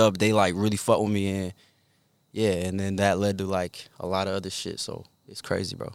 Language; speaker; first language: English; early bilingual, other home language; Korean